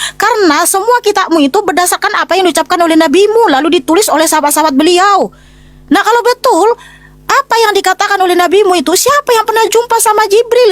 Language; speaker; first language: Indonesian; native; Indonesian